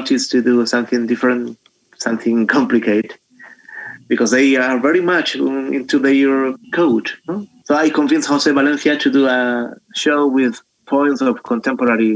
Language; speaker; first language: English; non-native, fluent; Spanish